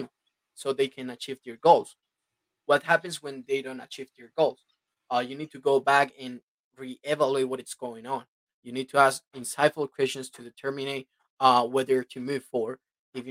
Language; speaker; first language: English; non-native, fluent; Spanish